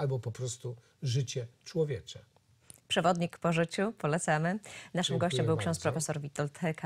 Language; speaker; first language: Polish; native; Polish